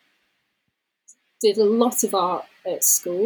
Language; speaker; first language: English; native; English